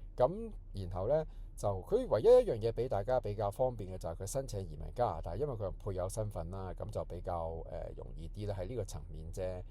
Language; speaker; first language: Cantonese; native; Cantonese